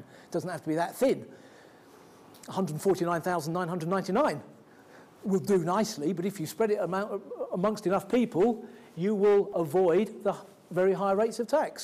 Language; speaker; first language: English; native; English